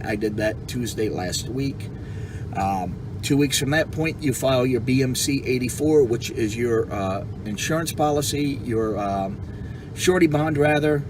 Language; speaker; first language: English; native; English